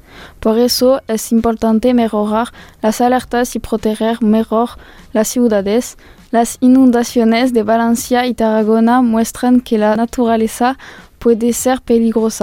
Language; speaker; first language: Spanish; non-native, learner; French